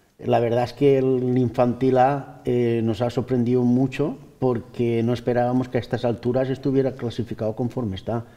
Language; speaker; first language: Spanish; native; Spanish